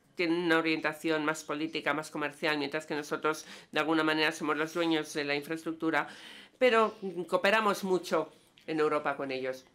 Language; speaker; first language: Spanish; non-native, fluent; Danish